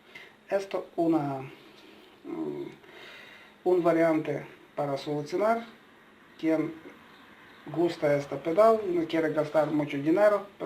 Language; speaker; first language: Spanish; non-native, learner; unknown